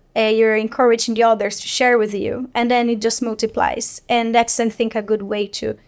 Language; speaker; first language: English; non-native, fluent; Portuguese